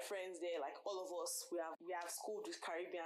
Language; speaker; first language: English; non-native, local second language; Igbo